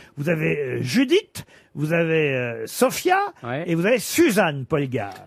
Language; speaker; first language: French; native; French